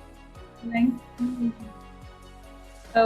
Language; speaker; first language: English; non-native, fluent; Vietnamese